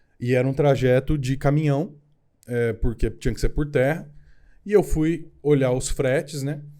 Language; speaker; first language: Portuguese; native; Portuguese